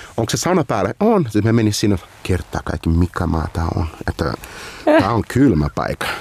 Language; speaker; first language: Finnish; non-native, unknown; Portuguese